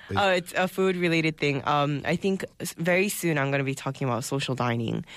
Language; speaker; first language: English; native; English